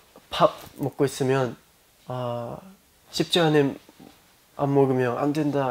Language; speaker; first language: Korean; non-native, fluent; Japanese